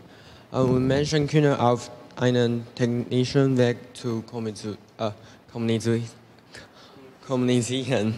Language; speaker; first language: German; non-native, learner; Chinese